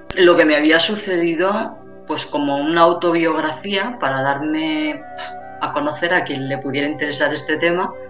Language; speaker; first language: Spanish; native; Spanish